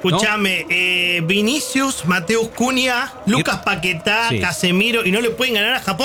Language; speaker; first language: Spanish; native; Spanish